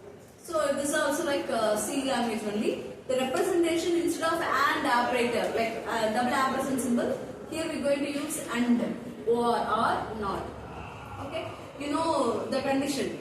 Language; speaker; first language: English; non-native, local second language; Tamil